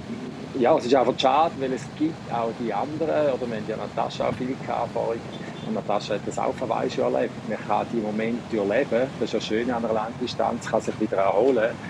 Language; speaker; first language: German; native; German